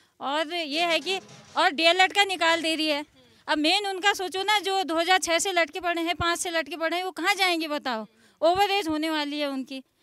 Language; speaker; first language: Hindi; native; Hindi